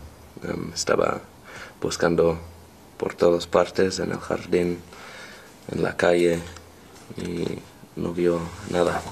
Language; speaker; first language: Spanish; non-native, learner; English